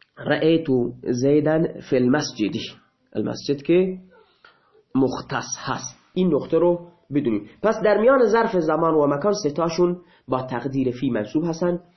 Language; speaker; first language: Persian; non-native, local second language; Baluchi